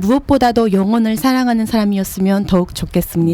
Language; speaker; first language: Korean; early bilingual, heritage; Korean